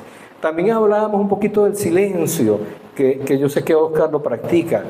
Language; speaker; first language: Spanish; native; Spanish